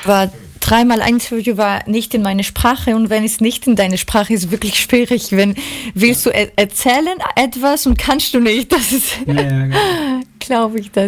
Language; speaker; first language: German; non-native, learner; Greek